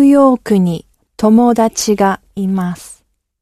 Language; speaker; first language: Japanese; non-native, learner; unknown